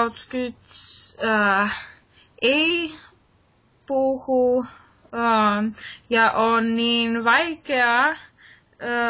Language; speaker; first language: Finnish; non-native, learner; English